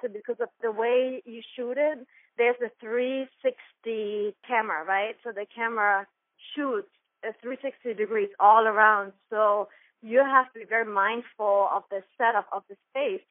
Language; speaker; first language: English; non-native, fluent; German